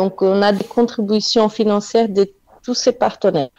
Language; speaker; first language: French; non-native, fluent; Portuguese